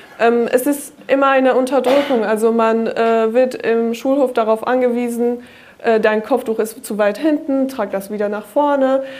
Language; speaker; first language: German; non-native, fluent; Kurdish